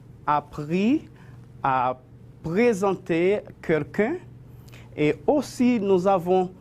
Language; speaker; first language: French; non-native, fluent; Spanish